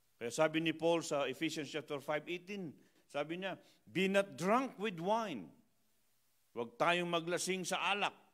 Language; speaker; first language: Filipino; non-native, local second language; Iloko